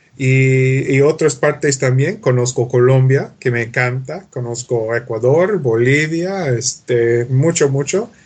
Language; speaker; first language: Spanish; non-native, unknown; English